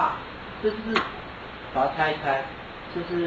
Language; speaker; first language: Chinese; native; Chinese